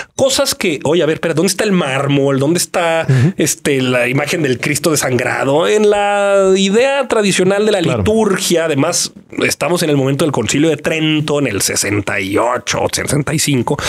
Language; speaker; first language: Spanish; native; Spanish